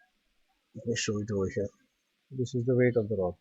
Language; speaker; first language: English; non-native, local second language; Hindi